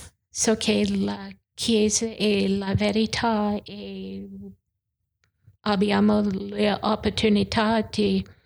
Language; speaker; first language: Italian; non-native, learner; English